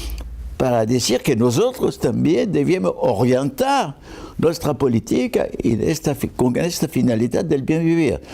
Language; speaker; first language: Spanish; non-native, fluent; French